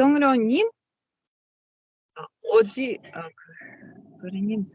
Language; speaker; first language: Korean; non-native, learner; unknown